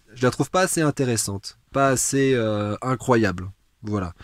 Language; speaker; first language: French; native; French